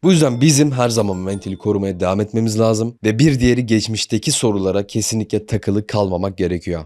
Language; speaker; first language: Turkish; native; Turkish